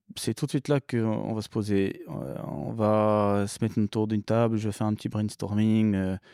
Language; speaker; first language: French; early bilingual, other home language; English